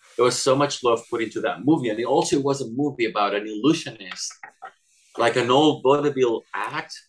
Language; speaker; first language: English; non-native, fluent; Spanish